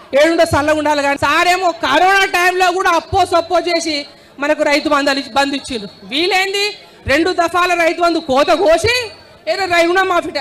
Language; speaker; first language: Telugu; native; Telugu